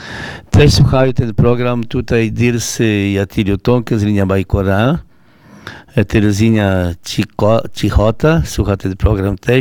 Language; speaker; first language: Polish; early bilingual, heritage; Portuguese